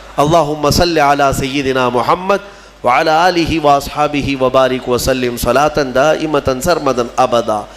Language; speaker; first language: Urdu; native; Urdu